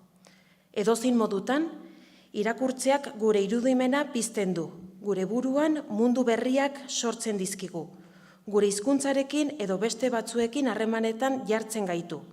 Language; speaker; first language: Basque; native; Basque